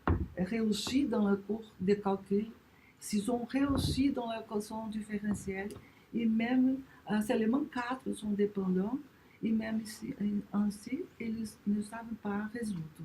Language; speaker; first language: French; non-native, learner; Portuguese